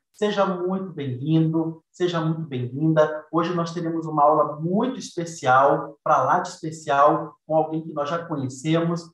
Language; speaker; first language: Portuguese; native; Portuguese